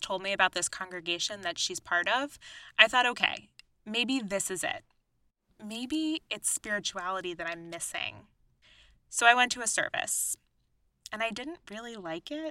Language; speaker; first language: English; native; English